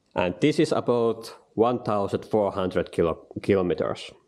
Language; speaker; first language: English; non-native, learner; Finnish